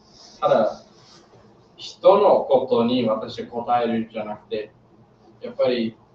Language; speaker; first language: Japanese; non-native, learner; English